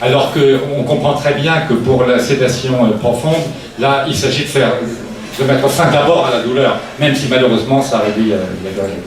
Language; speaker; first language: French; native; French